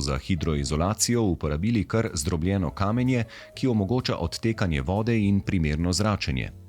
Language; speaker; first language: Slovenian; native; Slovenian